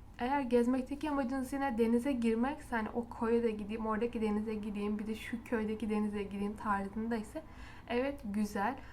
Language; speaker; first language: Turkish; native; Turkish